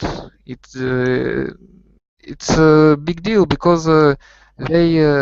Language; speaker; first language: English; non-native, learner; Russian